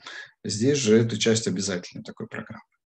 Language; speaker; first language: Russian; native; Russian